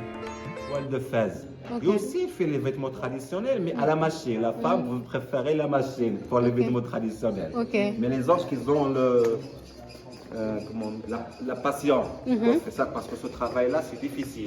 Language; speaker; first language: French; non-native, local second language; Arabic